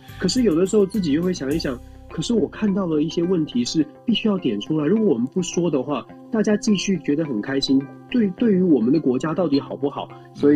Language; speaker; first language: Chinese; native; Chinese